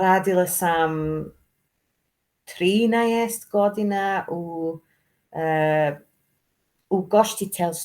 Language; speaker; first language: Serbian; non-native, learner; English